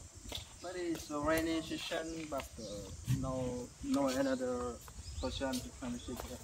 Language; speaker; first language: English; non-native, learner; Khmer